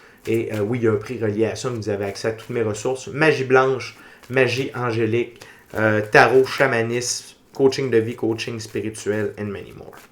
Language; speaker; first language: French; native; French